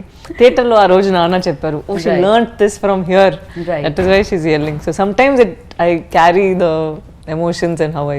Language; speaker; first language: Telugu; non-native, fluent; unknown